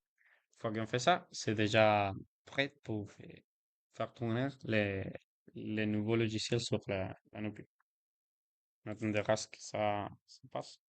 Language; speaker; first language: French; non-native, learner; Spanish